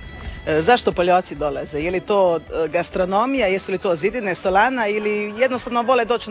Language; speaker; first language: Serbian; native; Serbian